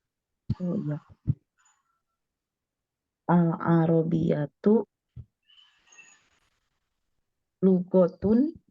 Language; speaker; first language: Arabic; non-native, learner; Indonesian